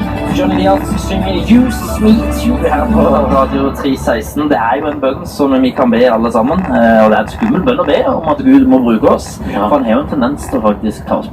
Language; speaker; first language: Norwegian; native; Norwegian